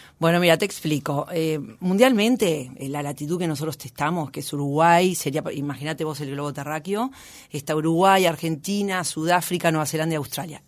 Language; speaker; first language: Spanish; native; Spanish